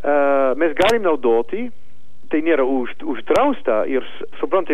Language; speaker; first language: Lithuanian; non-native, learner; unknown